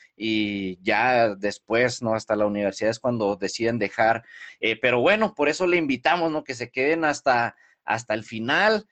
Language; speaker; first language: Spanish; early bilingual, heritage; Spanish